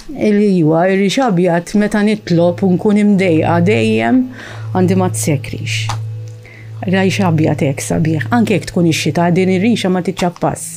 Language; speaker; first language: Maltese; early bilingual, heritage; Maltese